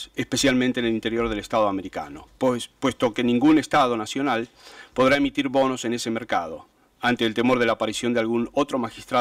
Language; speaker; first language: Spanish; native; Spanish